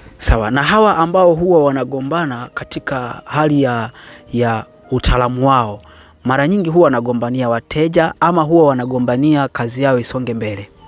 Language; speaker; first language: Swahili; native; Swahili